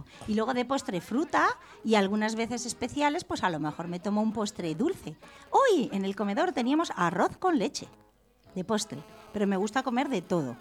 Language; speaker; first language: Spanish; native; Spanish